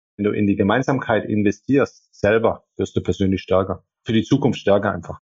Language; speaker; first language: German; early bilingual, other home language; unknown